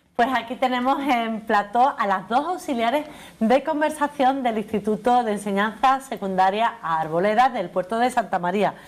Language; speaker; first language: Spanish; native; Spanish